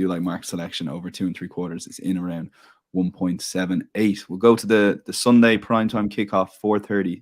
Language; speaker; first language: English; native; English